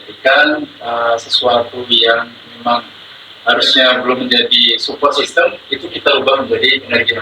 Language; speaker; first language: Indonesian; native; Indonesian